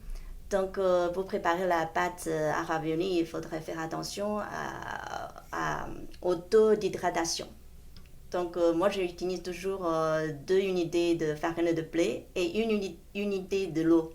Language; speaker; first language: French; non-native, fluent; Chinese